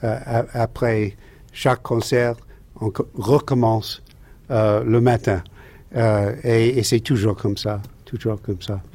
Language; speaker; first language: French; non-native, fluent; English